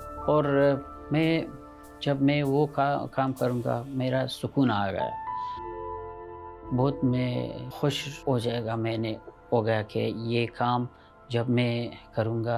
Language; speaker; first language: Hindi; non-native, learner; Persian